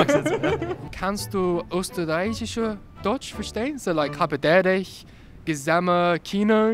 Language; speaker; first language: German; non-native, learner; English